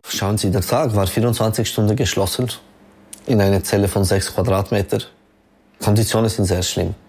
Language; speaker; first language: German; non-native, learner; French